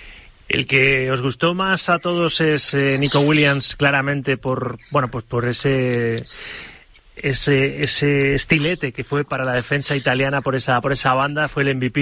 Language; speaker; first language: Spanish; native; Spanish